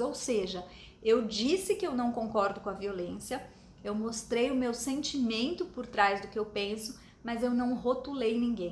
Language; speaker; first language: Portuguese; native; Portuguese